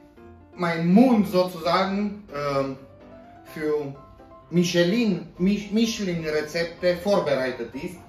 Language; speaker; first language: German; non-native, fluent; Romanian